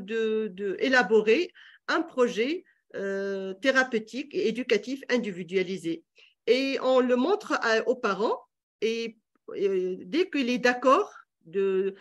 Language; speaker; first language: French; non-native, local second language; Arabic